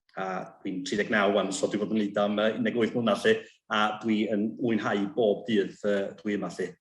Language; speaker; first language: Welsh; non-native, local second language; English